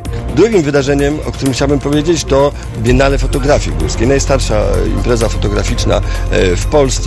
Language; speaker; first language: Polish; native; Polish